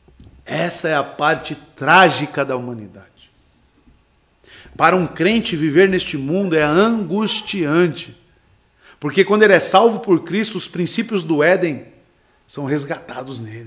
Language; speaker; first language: Portuguese; native; Portuguese